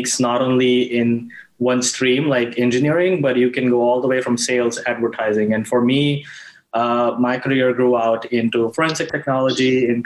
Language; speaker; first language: English; non-native, local second language; Hindi